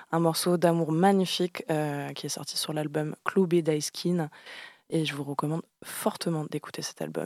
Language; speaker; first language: French; native; French